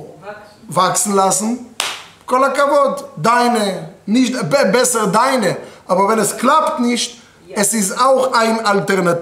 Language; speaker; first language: German; non-native, fluent; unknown